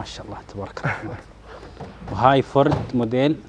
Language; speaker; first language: Arabic; native; Arabic